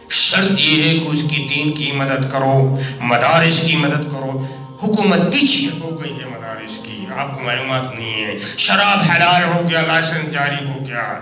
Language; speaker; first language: Urdu; non-native, local second language; Pashto